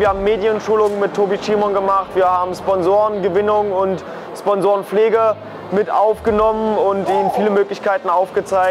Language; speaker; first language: German; native; German